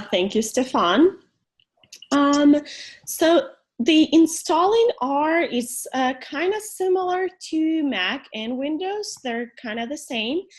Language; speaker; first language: English; non-native, fluent; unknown